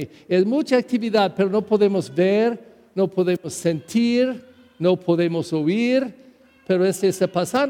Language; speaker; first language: Spanish; non-native, fluent; English